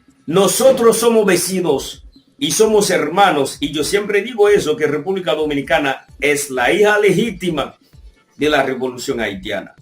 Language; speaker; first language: Spanish; non-native, fluent; Haitian Creole